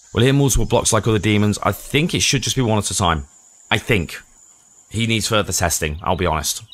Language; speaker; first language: English; native; English